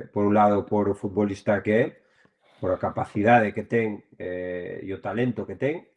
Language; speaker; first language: Spanish; native; Spanish